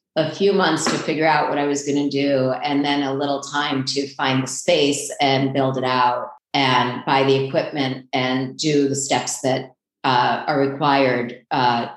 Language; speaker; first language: English; native; English